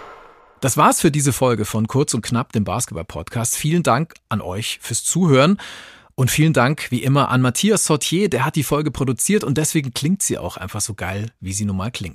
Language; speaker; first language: German; native; German